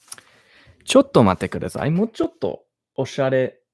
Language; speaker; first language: Japanese; non-native, learner; English